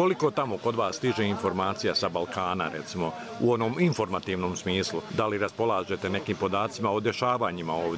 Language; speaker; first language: Serbian; native; Serbian